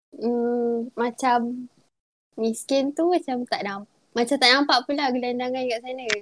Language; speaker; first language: Malay; native; Malay